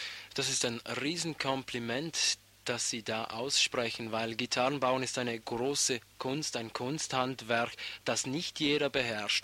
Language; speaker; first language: German; native; German